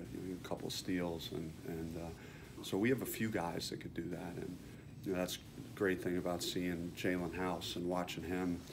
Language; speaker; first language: English; native; English